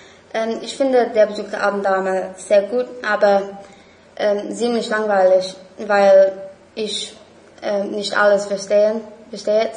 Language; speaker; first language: German; non-native, learner; English